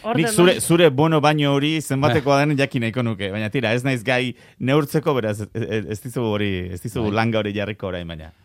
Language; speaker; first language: Basque; native; Basque